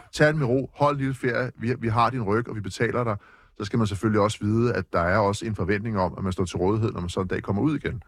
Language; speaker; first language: Danish; native; Danish